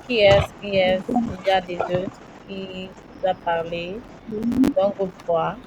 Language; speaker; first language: French; non-native, learner; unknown